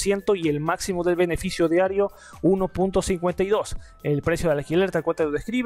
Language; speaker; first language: Spanish; native; Spanish